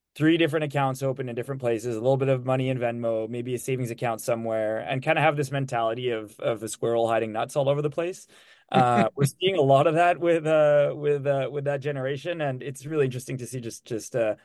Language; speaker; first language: English; non-native, fluent; French